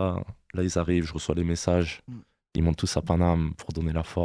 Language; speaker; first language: French; native; French